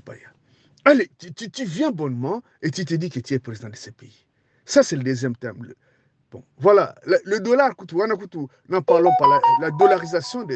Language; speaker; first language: French; non-native, local second language; Lingala